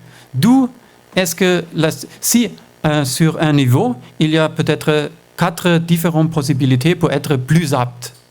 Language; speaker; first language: French; non-native, fluent; German